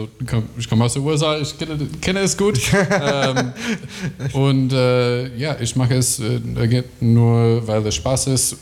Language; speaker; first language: German; non-native, learner; English